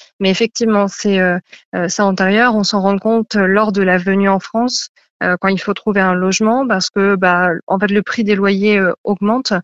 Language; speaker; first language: French; native; French